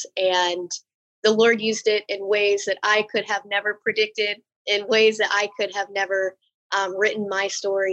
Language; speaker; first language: English; native; English